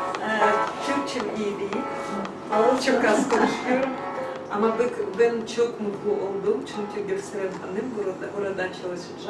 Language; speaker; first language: Turkish; non-native, learner; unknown